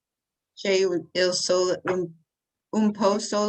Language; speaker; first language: Italian; non-native, learner; English